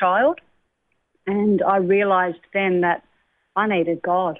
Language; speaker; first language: English; native; English